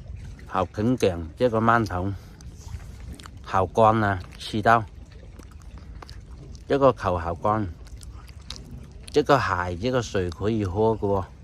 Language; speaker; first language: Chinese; non-native, local second language; Cantonese